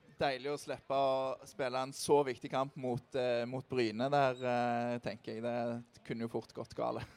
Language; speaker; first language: Norwegian; native; Norwegian